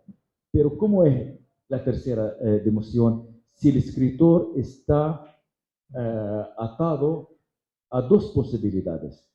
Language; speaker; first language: Spanish; non-native, fluent; Arabic